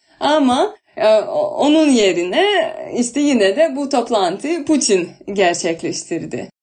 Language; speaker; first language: Turkish; non-native, fluent; Russian